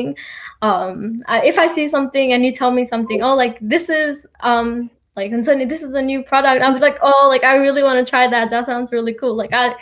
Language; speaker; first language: English; early bilingual, other home language; Nepali